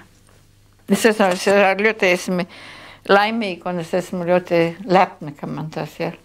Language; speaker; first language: Latvian; non-native, local second language; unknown